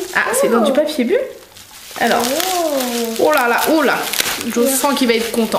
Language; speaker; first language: French; native; French